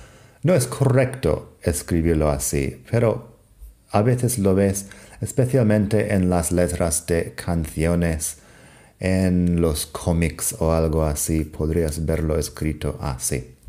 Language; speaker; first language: Spanish; non-native, fluent; English